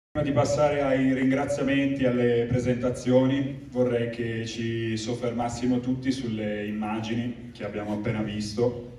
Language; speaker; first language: Italian; native; Italian